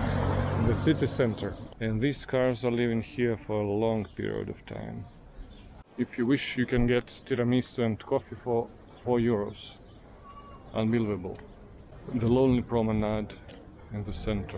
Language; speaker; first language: English; non-native, fluent; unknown